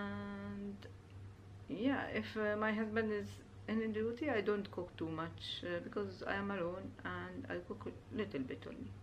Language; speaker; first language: English; non-native, learner; Urdu